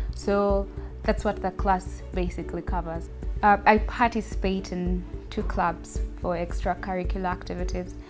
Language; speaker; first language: English; non-native, local second language; Ganda